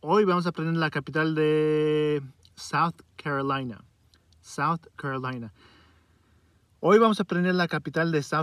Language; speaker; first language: Spanish; early bilingual, heritage; Spanish